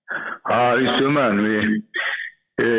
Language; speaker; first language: French; non-native, learner; Arabic